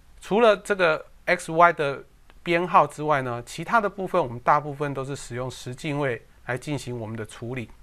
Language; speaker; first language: Chinese; native; Chinese